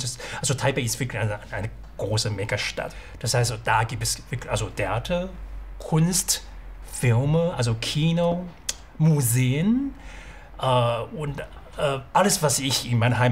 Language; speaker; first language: German; non-native, fluent; Chinese